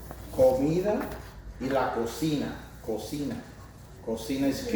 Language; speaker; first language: Spanish; non-native, learner; English